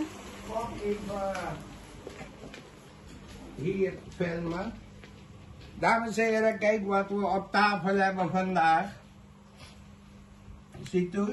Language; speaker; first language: Dutch; non-native, local second language; Caribbean Hindustani